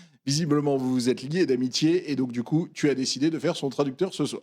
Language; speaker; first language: French; native; French